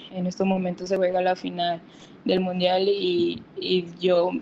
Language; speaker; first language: Spanish; native; Spanish